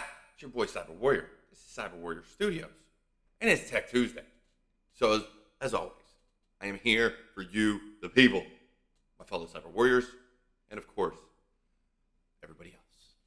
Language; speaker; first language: English; native; English